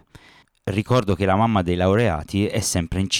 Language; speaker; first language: Italian; native; Italian